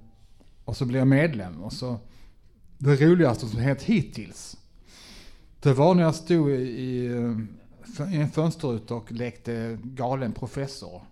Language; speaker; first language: Swedish; native; Swedish